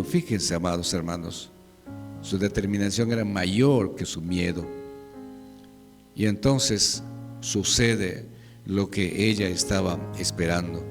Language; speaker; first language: Spanish; native; Spanish